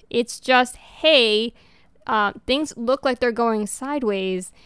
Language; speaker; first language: English; early bilingual, other home language; Spanish